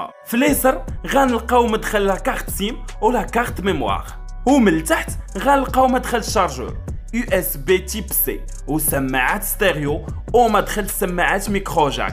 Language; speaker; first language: Arabic; native; Arabic